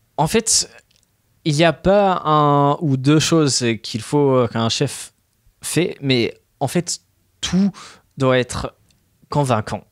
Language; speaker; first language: French; non-native, fluent; English